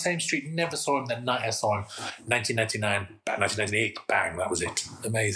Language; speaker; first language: English; native; English